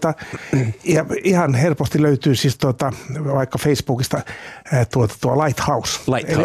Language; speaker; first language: Finnish; native; Finnish